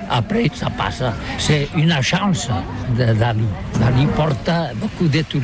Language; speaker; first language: French; non-native, learner; Catalan